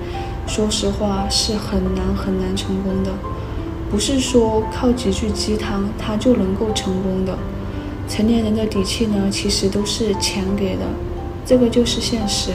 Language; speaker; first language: Chinese; native; Chinese